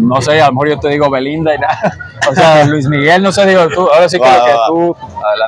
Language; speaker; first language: Spanish; native; Spanish